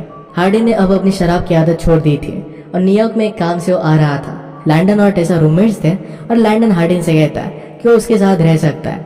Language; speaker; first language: Hindi; native; Hindi